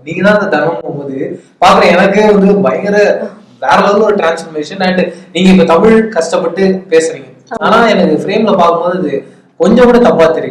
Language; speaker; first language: Tamil; native; Tamil